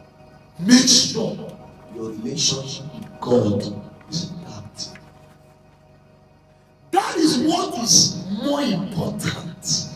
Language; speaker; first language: English; non-native, local second language; Igbo